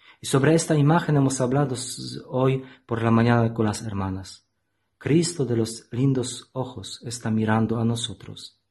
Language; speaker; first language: Spanish; non-native, learner; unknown